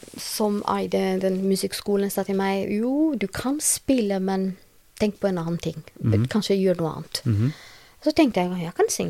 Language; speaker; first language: Norwegian; non-native, learner; Albanian